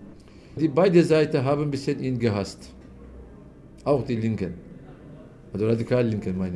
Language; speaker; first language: German; non-native, fluent; Turkish